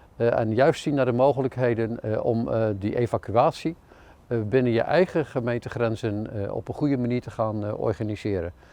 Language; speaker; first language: Dutch; native; Dutch